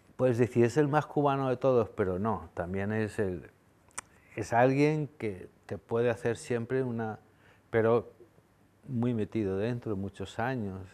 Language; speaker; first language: Spanish; native; Spanish